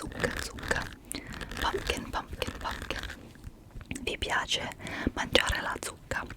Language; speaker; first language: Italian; non-native, fluent; English